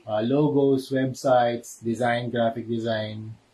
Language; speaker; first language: English; non-native, local second language; Filipino